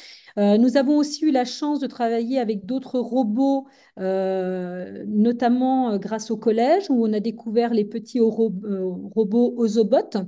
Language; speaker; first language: French; native; French